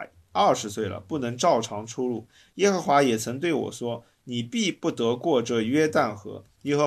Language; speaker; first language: Chinese; native; Chinese